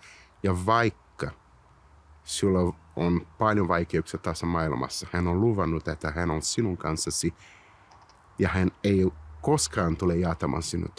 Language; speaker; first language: Finnish; non-native, learner; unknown